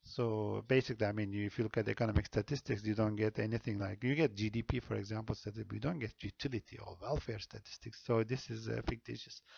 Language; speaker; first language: English; non-native, fluent; Turkish